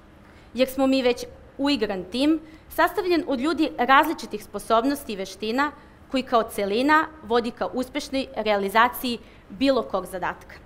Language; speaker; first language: Serbian; native; Serbian